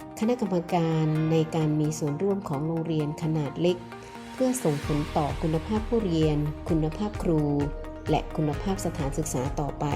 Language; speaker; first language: Thai; native; Thai